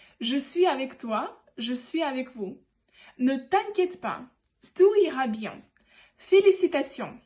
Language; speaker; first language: French; non-native, fluent; Ukrainian